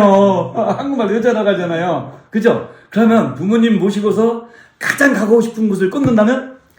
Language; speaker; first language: Korean; native; Korean